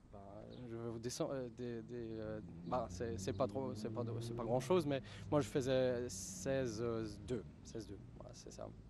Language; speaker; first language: French; non-native, fluent; German